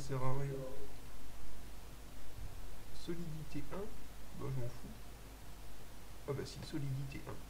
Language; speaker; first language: French; native; French